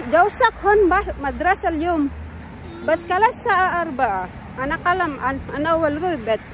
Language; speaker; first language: Arabic; non-native, learner; Filipino